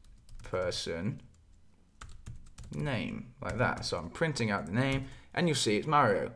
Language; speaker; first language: English; native; English